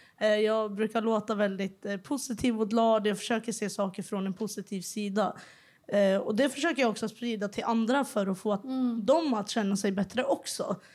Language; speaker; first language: Swedish; early bilingual, other home language; Arabic